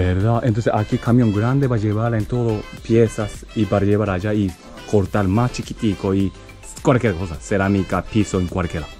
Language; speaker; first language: Spanish; non-native, learner; Japanese